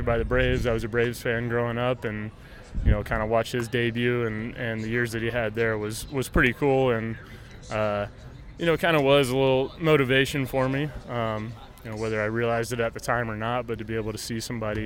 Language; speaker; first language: English; native; English